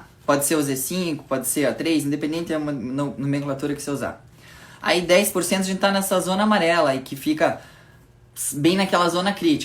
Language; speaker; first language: Portuguese; native; Portuguese